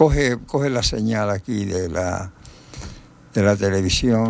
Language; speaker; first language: Spanish; native; Spanish